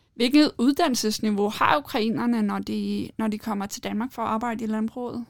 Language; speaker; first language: Danish; native; Danish